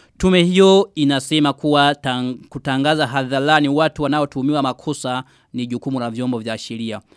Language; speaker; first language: Swahili; non-native, local second language; Rundi